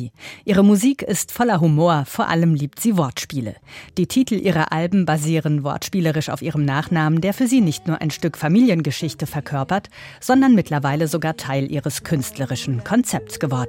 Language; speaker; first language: German; native; German